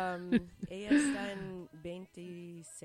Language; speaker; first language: Spanish; non-native, learner; English